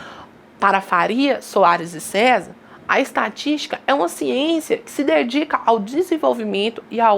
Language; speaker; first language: Portuguese; native; Portuguese